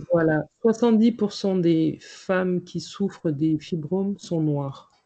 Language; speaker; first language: French; native; French